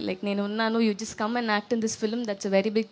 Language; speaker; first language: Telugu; non-native, learner; Tamil